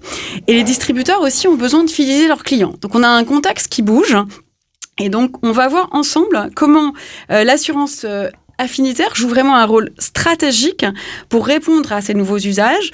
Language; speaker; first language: French; native; French